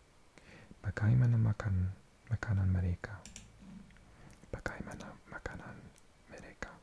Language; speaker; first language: Indonesian; non-native, learner; English